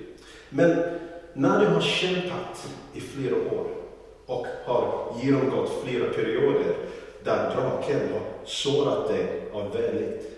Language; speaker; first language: Swedish; non-native, learner; English